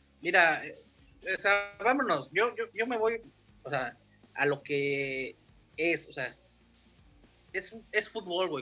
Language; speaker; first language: Spanish; native; Spanish